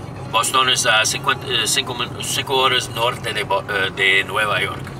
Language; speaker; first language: Spanish; non-native, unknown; English